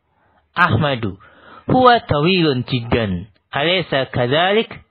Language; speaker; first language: Arabic; non-native, fluent; Indonesian